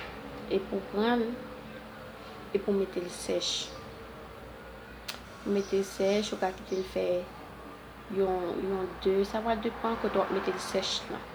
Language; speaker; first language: French; non-native, local second language; Haitian Creole